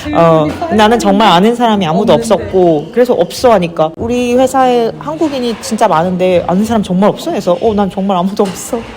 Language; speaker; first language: Korean; native; Korean